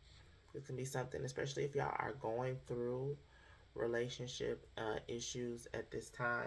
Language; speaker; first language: English; native; English